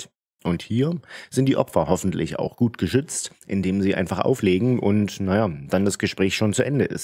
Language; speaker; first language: German; native; German